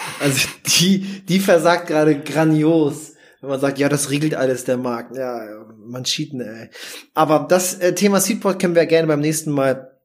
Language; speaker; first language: German; native; German